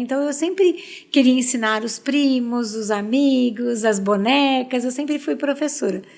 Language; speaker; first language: Portuguese; early bilingual, other home language; Spanish